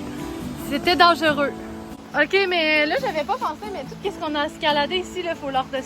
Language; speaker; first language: French; native; French